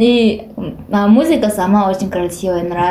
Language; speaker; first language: Russian; non-native, learner; Japanese